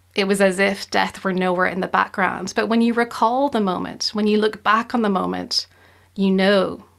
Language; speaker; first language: English; native; English